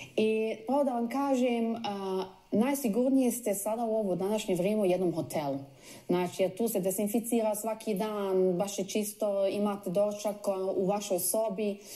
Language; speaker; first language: Croatian; early bilingual, heritage; Croatian